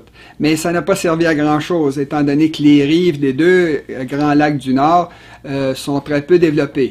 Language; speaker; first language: French; native; French